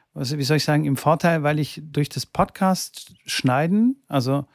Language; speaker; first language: German; early bilingual, other home language; Bulgarian